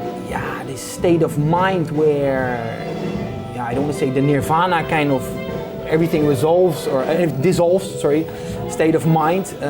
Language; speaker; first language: English; non-native, fluent; Dutch